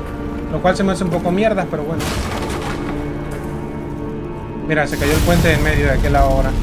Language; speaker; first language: Spanish; native; Spanish